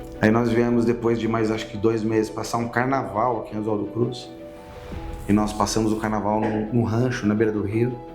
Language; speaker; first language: Portuguese; native; Portuguese